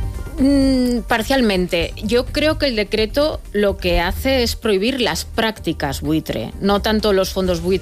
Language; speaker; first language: Spanish; native; Spanish